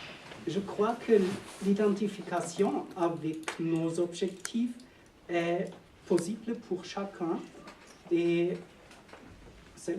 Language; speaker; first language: French; non-native, learner; German